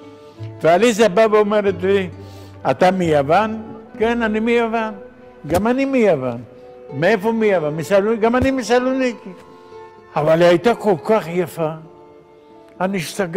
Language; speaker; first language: Hebrew; non-native, fluent; Ladino